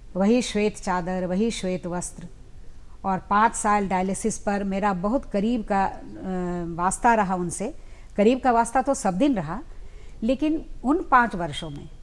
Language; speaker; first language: Hindi; native; Hindi